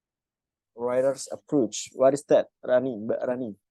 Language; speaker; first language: English; non-native, fluent; Indonesian